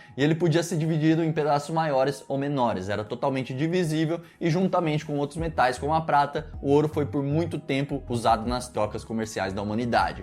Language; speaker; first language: Portuguese; native; Portuguese